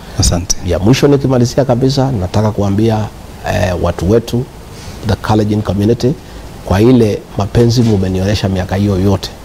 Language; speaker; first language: Swahili; non-native, local second language; Kikuyu